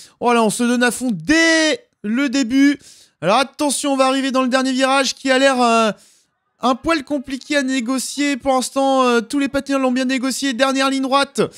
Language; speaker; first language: French; native; French